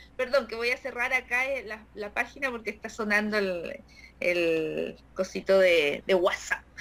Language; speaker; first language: Spanish; native; Spanish